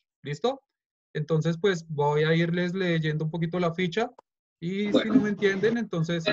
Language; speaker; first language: Spanish; native; Spanish